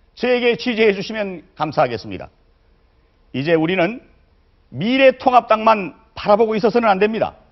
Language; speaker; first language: Korean; native; Korean